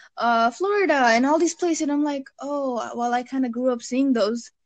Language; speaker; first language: English; early bilingual, other home language; Bangla